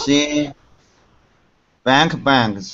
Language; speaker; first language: English; non-native, learner; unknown